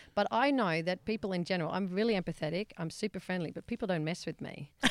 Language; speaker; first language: English; non-native, fluent; Dutch